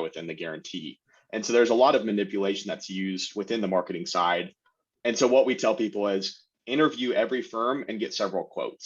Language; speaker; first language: English; native; English